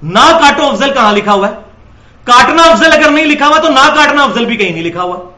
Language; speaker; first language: Urdu; non-native, local second language; Punjabi